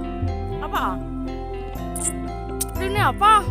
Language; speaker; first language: Indonesian; non-native, local second language; Javanese